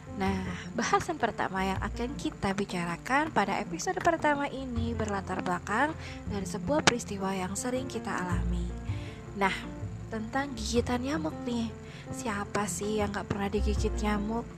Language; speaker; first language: Indonesian; native; Indonesian